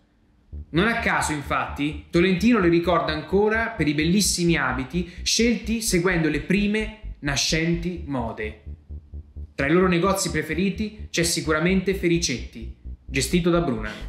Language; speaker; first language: Italian; native; Italian